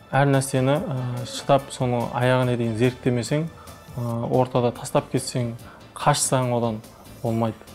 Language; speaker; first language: Kazakh; early bilingual, heritage; Kazakh